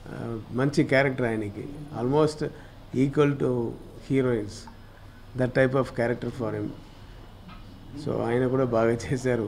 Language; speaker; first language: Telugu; non-native, learner; Tamil